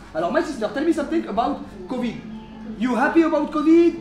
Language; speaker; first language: English; non-native, learner; French